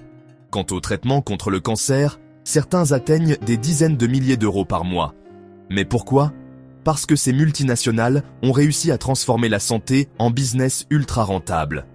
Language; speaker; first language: French; native; French